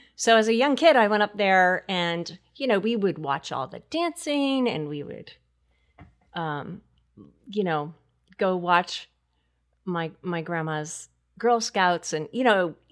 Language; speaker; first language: English; native; English